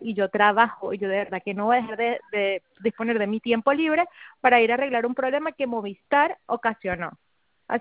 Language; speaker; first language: Spanish; native; Spanish